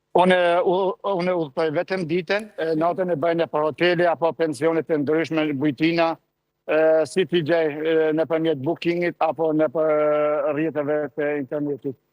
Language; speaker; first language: Albanian; early bilingual, heritage; Albanian